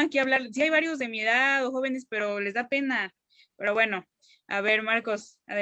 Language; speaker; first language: Spanish; native; Spanish